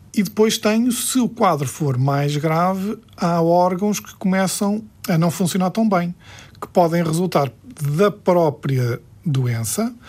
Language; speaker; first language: Portuguese; early bilingual, heritage; Portuguese